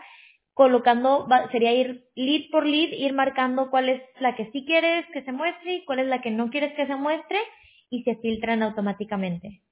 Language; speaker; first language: Spanish; native; Spanish